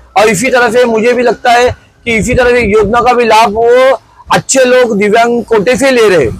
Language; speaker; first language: Hindi; non-native, local second language; Urdu